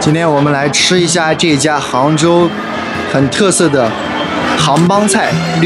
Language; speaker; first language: Chinese; native; Chinese